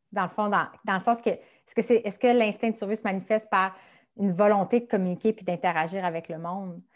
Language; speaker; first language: French; native; French